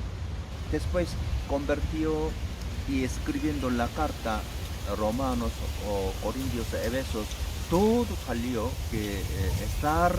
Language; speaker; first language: Spanish; non-native, learner; Korean